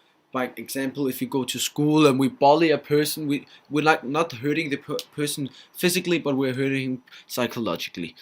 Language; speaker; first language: English; non-native, fluent; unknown